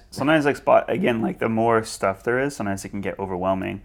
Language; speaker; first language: English; native; English